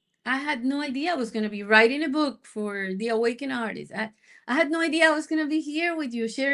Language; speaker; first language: English; non-native, fluent; Spanish